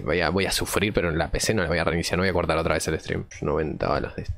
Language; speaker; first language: Spanish; native; Spanish